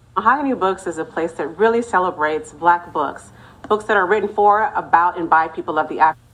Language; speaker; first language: English; native; English